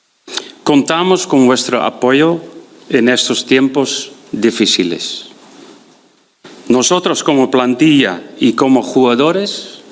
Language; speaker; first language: Spanish; non-native, fluent; Dutch